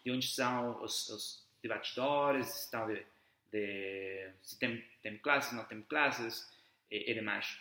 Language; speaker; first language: Portuguese; non-native, fluent; Spanish